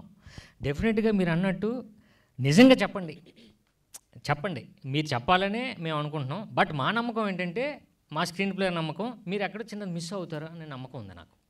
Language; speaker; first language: Telugu; native; Telugu